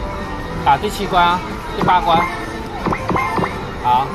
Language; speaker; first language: Chinese; native; Chinese